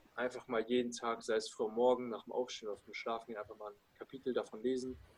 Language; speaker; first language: German; early bilingual, other home language; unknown